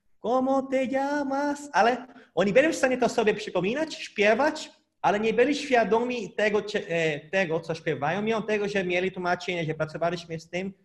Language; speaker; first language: Polish; non-native, fluent; Portuguese